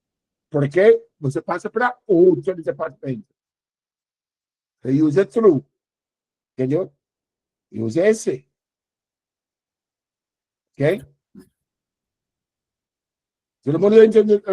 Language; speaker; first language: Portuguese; non-native, learner; English